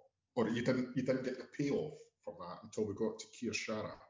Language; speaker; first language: English; native; English